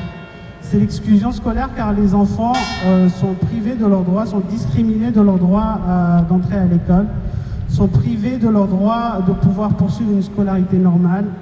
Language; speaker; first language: French; non-native, local second language; Comorian